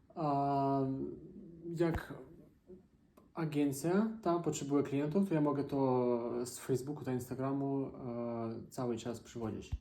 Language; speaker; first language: Polish; non-native, learner; Ukrainian